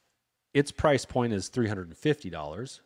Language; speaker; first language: English; native; English